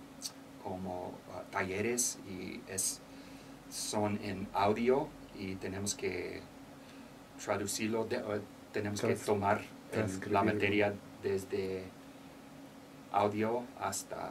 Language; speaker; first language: Spanish; non-native, learner; English